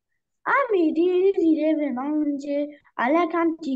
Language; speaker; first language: French; non-native, learner; Arabic